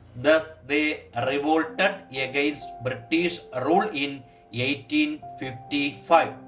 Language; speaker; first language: English; non-native, local second language; Malayalam